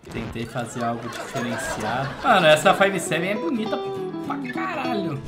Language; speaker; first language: Portuguese; native; Portuguese